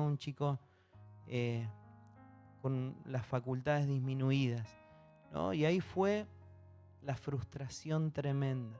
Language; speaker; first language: Spanish; native; Spanish